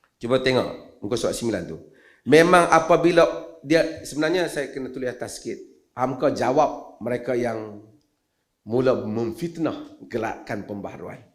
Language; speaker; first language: Malay; native; Malay